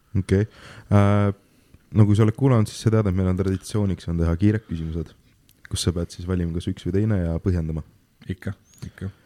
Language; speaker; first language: Estonian; non-native, local second language; Russian